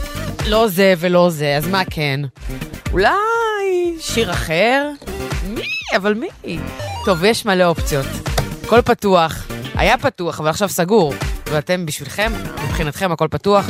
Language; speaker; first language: Hebrew; native; Hebrew